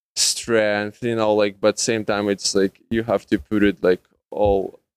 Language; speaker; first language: English; non-native, learner; Russian